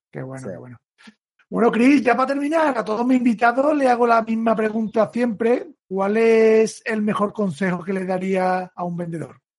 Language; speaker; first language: Spanish; native; Spanish